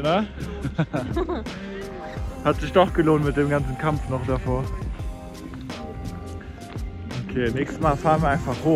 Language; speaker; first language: German; native; German